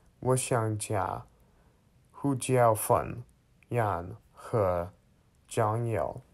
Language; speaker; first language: Chinese; non-native, learner; English